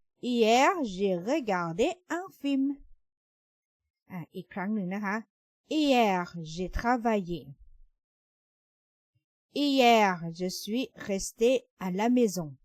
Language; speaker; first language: French; non-native, fluent; Thai